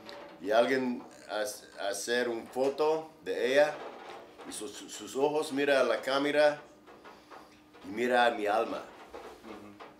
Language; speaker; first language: Spanish; non-native, learner; English